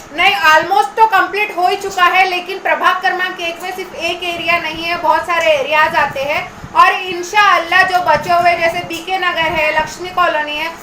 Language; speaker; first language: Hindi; native; Hindi